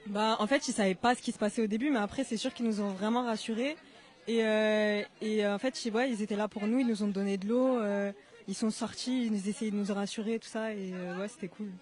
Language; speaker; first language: French; native; French